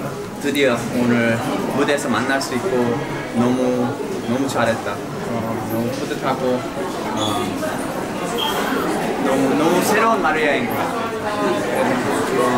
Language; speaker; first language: Korean; early bilingual, heritage; English